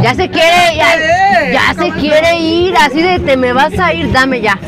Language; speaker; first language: Spanish; native; Spanish